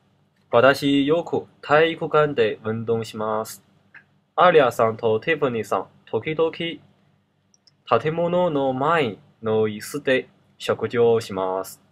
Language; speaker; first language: Japanese; non-native, learner; Cantonese